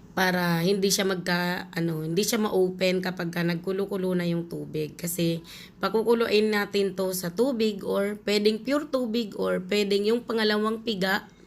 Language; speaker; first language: Filipino; non-native, local second language; Bikol